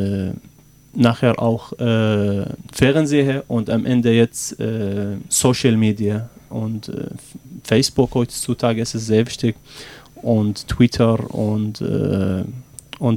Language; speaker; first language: German; non-native, learner; Arabic